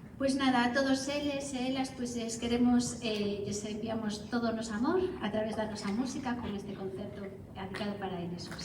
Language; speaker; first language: Galician; non-native, local second language; Spanish